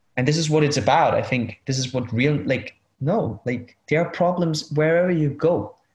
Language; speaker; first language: English; non-native, fluent; German